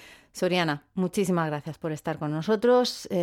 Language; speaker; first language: Spanish; native; Spanish